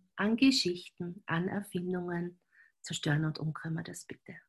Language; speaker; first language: German; native; German